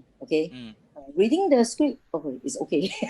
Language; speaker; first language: English; non-native, learner; Chinese